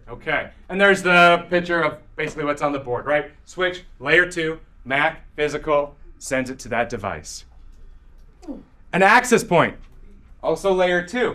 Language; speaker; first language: English; native; English